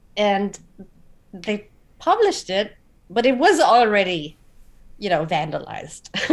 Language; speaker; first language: English; non-native, fluent; German